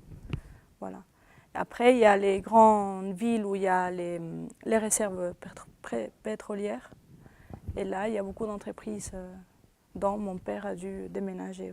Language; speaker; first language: French; non-native, fluent; Spanish